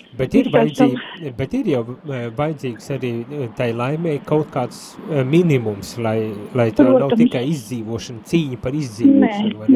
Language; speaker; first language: Latvian; native; Latvian